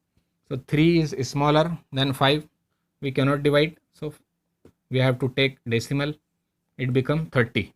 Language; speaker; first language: English; non-native, local second language; Hindi